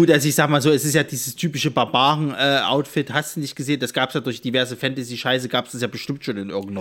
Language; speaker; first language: German; native; German